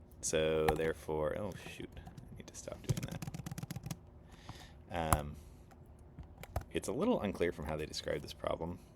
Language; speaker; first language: English; native; English